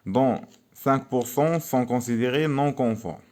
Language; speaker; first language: French; non-native, local second language; Arabic